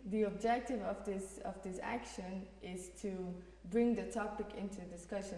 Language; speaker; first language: English; non-native, fluent; Portuguese